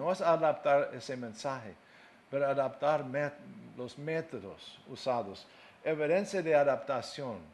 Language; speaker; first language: Spanish; non-native, fluent; English